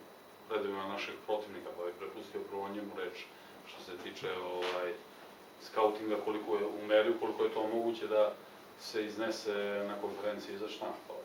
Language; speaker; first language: Serbian; native; Serbian